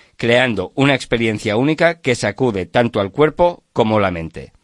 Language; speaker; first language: Spanish; non-native, local second language; Catalan